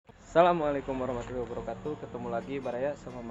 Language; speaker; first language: Indonesian; non-native, local second language; Sundanese